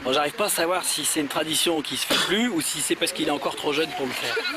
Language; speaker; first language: French; native; French